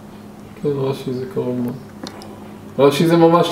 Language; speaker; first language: Hebrew; native; Hebrew